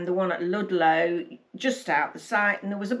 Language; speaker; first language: English; native; English